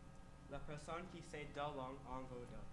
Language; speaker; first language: French; non-native, learner; English